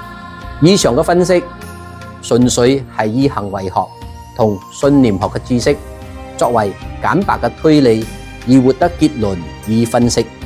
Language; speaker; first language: Chinese; non-native, local second language; Cantonese